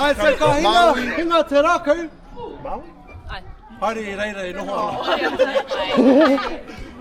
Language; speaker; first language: Māori; non-native, learner; English